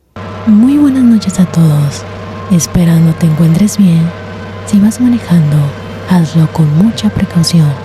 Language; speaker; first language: Spanish; native; Spanish